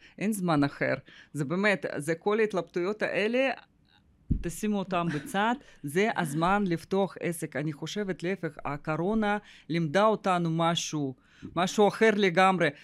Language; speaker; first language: Hebrew; non-native, fluent; Russian